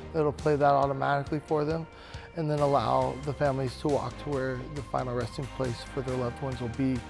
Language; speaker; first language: English; native; English